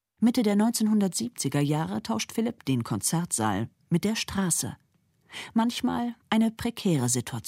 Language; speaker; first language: German; native; German